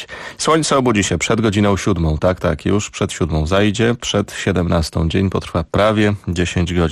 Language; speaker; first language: Polish; native; Polish